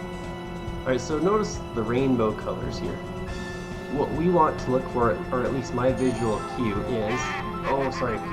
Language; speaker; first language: English; native; English